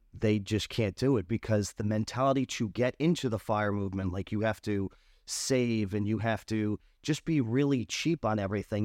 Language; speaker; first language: English; native; English